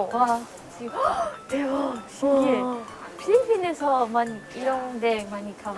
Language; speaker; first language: Korean; non-native, learner; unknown